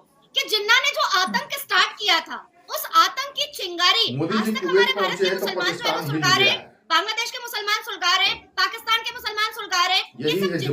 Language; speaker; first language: Hindi; native; Hindi